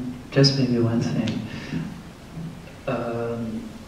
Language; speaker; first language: English; non-native, fluent; French